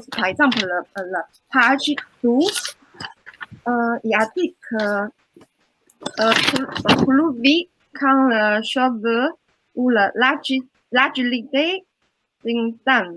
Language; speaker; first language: French; non-native, learner; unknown